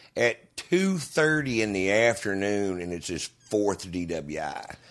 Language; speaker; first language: English; native; English